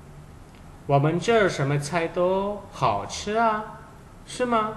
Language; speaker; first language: Chinese; non-native, fluent; Indonesian